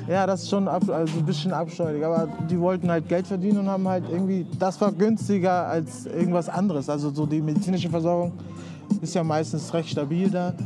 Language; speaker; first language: German; early bilingual, other home language; Spanish